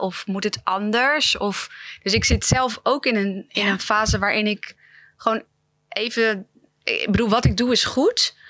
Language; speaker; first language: Dutch; native; Dutch